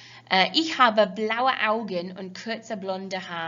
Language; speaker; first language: German; non-native, fluent; English